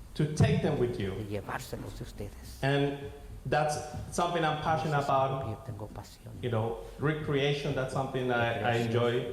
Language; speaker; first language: English; non-native, fluent; Spanish